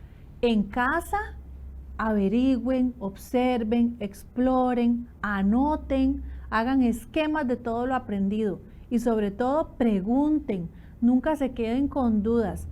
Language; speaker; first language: Spanish; native; Spanish